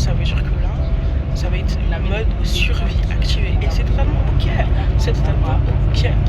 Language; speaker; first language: French; native; French